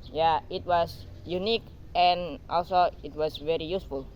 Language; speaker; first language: English; non-native, learner; Indonesian